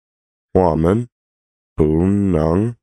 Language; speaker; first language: Chinese; non-native, learner; English